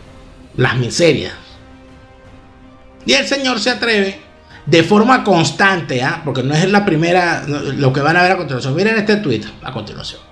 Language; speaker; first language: Spanish; native; Spanish